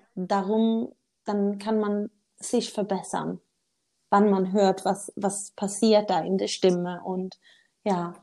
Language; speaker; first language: German; non-native, fluent; Swedish